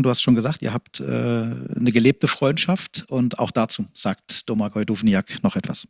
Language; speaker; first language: German; native; German